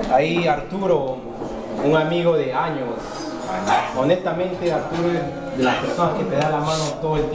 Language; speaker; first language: Spanish; early bilingual, heritage; Spanish